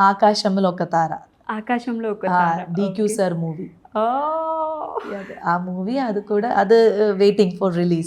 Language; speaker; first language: Telugu; non-native, learner; Malayalam